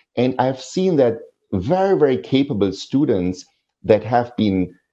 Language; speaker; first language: English; non-native, fluent; German